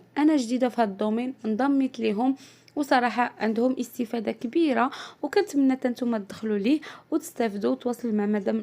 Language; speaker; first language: Arabic; native; Arabic